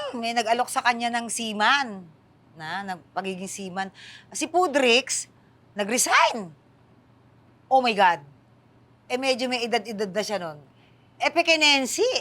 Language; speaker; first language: Filipino; native; Filipino